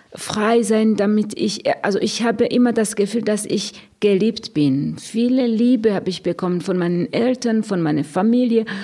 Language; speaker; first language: German; non-native, fluent; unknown